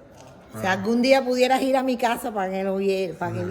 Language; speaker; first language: Spanish; native; Spanish